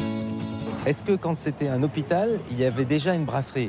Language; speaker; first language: French; native; French